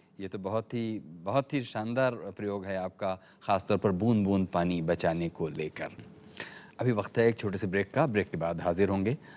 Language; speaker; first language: Hindi; native; Hindi